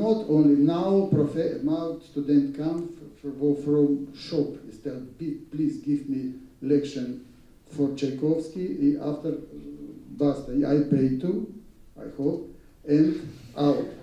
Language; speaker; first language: English; non-native, learner; Russian